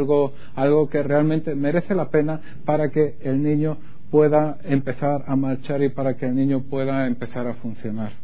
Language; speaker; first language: Spanish; native; Spanish